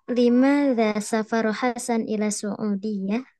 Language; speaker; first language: Arabic; non-native, learner; Indonesian